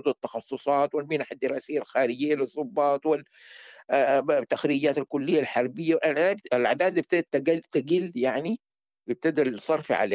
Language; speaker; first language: Arabic; native; Arabic